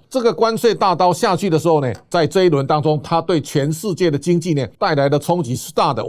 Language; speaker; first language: Chinese; native; Chinese